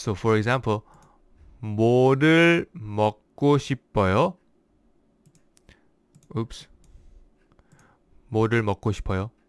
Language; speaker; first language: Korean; non-native, learner; English